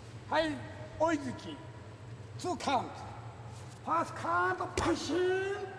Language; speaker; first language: English; non-native, learner; Japanese